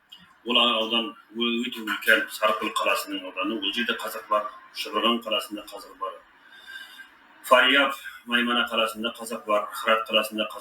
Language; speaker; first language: Kazakh; early bilingual, heritage; Kazakh